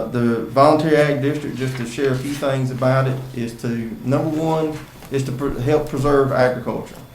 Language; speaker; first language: English; native; English